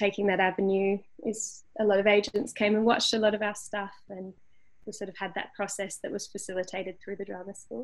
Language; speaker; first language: English; native; English